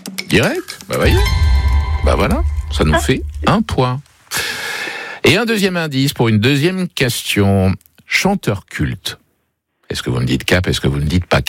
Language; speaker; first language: French; native; French